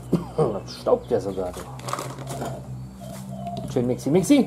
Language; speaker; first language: German; native; German